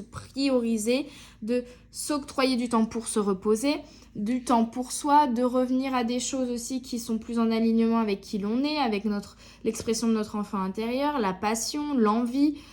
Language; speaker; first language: French; native; French